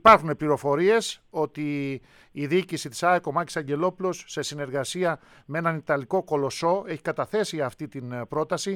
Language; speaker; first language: Greek; native; Greek